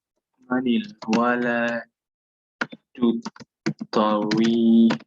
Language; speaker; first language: Arabic; non-native, fluent; English